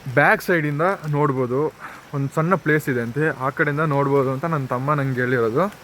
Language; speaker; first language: Kannada; non-native, local second language; Kodava